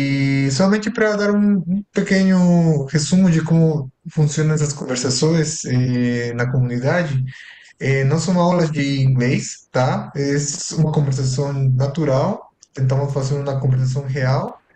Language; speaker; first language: Portuguese; non-native, fluent; Spanish